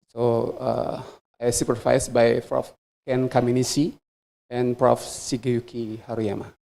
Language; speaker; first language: English; non-native, fluent; Indonesian